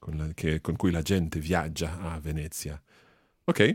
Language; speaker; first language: Italian; non-native, fluent; English